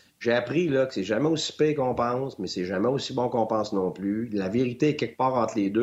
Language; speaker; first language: French; native; French